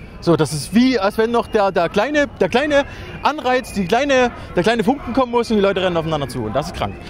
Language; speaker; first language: German; native; German